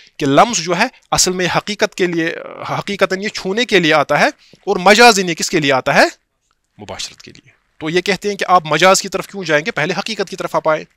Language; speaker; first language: Urdu; non-native, local second language; Kashmiri